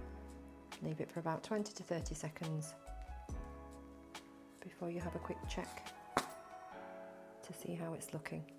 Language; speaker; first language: English; native; English